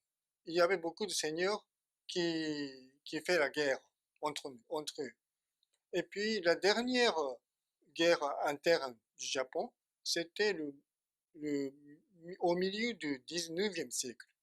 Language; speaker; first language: French; non-native, fluent; Japanese